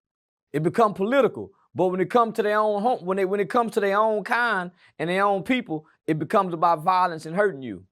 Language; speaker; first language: English; native; English